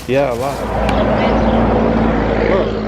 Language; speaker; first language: English; native; English